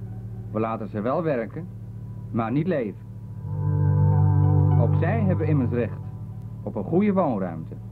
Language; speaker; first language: Dutch; native; Dutch